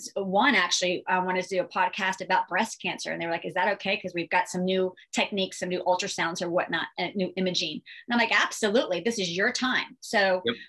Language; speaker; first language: English; native; English